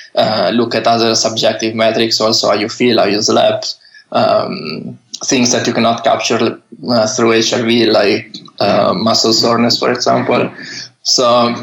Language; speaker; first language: English; non-native, fluent; Italian